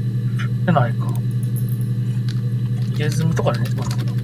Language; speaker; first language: Japanese; native; Japanese